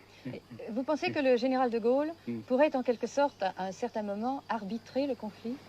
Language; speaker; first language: French; native; French